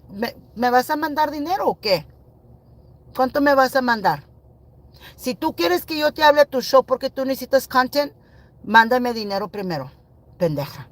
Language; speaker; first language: Spanish; early bilingual, heritage; Spanish